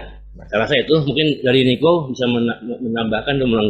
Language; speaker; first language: Indonesian; native; Indonesian